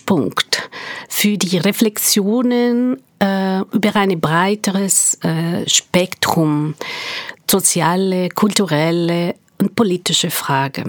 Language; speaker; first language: German; non-native, fluent; Portuguese